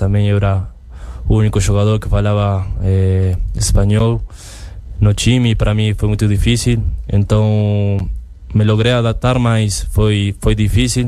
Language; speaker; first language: Portuguese; non-native, fluent; Spanish